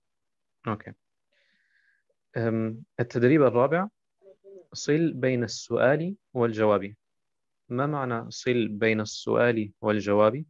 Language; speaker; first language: Arabic; non-native, fluent; German